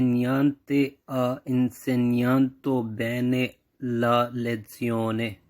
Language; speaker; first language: Italian; non-native, fluent; Urdu